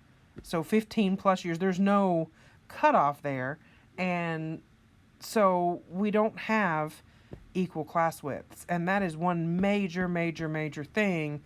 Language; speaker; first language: English; native; English